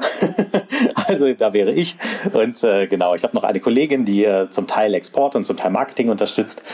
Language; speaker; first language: German; native; German